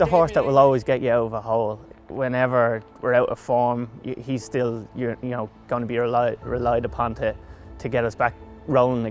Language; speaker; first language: English; native; English